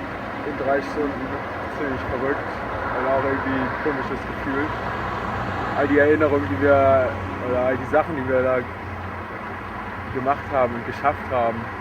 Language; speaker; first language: German; native; German